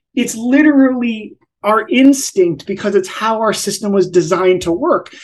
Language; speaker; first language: English; native; English